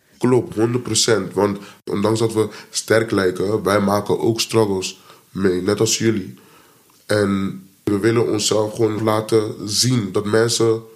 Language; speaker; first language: Dutch; early bilingual, other home language; Papiamento